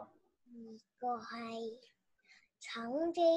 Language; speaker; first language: Chinese; non-native, learner; Vietnamese